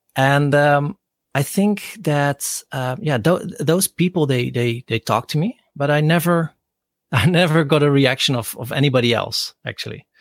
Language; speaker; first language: English; non-native, fluent; Dutch